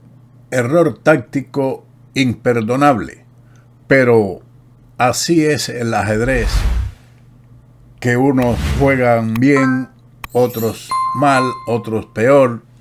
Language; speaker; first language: Spanish; native; Spanish